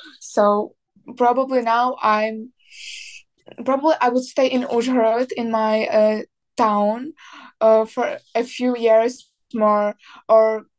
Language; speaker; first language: English; non-native, learner; Ukrainian